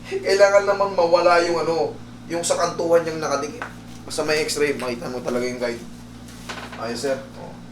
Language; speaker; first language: Filipino; native; Filipino